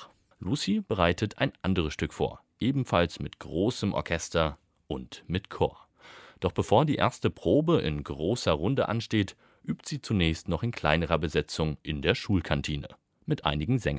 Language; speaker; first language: German; native; German